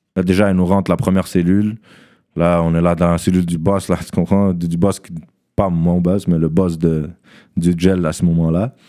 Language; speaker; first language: French; early bilingual, other home language; Russian